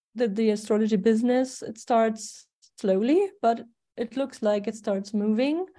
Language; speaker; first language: English; non-native, fluent; German